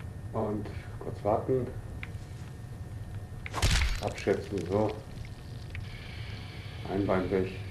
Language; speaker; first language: German; native; German